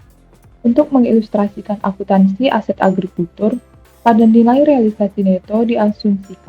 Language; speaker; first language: Indonesian; native; Indonesian